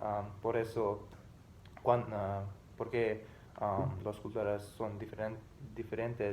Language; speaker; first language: Spanish; non-native, learner; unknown